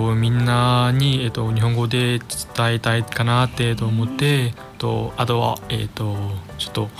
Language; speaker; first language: Japanese; non-native, fluent; Vietnamese